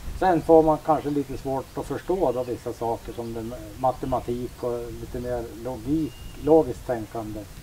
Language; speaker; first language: Swedish; native; Swedish